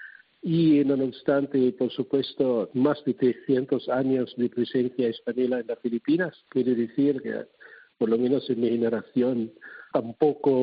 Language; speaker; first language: Spanish; non-native, fluent; Cebuano